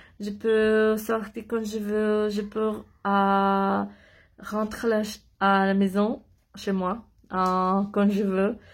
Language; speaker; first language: French; non-native, learner; English